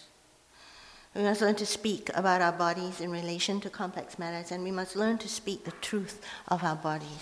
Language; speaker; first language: English; non-native, local second language; Min Nan Chinese